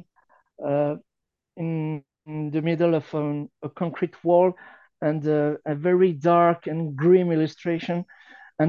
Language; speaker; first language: English; non-native, fluent; French